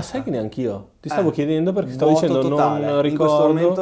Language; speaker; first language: Italian; native; Italian